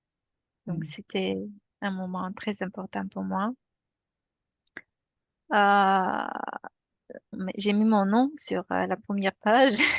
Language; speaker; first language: French; non-native, fluent; Romanian